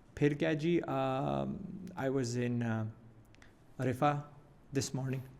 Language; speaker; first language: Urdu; early bilingual, heritage; Urdu